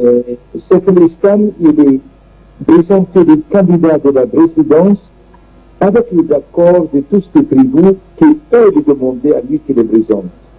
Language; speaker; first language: French; non-native, learner; Arabic